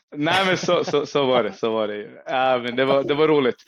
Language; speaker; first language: Swedish; early bilingual, other home language; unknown